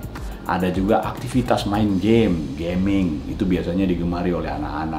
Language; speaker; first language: Indonesian; native; Indonesian